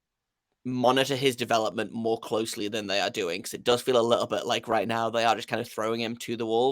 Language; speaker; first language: English; native; English